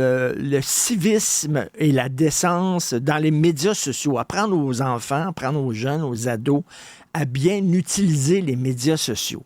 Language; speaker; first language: French; native; French